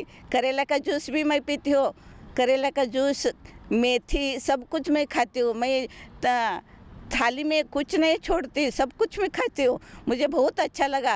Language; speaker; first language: Hindi; non-native, local second language; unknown